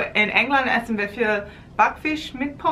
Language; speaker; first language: German; non-native, learner; English